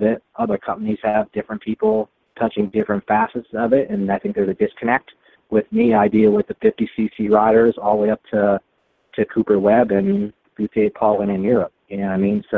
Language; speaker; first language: English; native; English